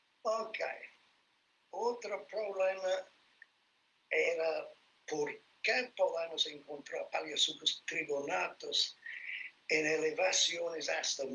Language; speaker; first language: Spanish; non-native, fluent; English